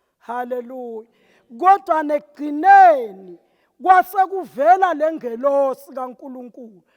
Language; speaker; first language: Zulu; non-native, local second language; Swati